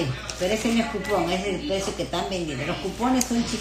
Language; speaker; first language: Spanish; native; Spanish